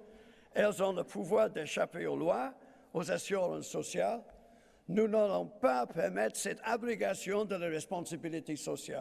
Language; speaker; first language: French; non-native, fluent; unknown